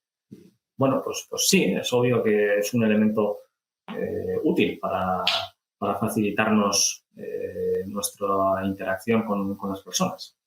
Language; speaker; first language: Spanish; native; Spanish